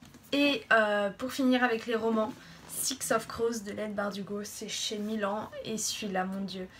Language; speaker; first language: French; native; French